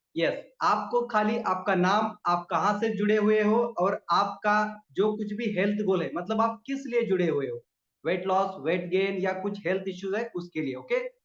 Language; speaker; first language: Hindi; non-native, local second language; Marathi